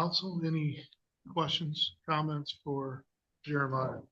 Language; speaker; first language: English; native; English